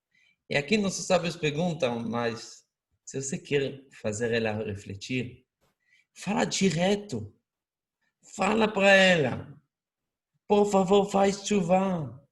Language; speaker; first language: Portuguese; non-native, fluent; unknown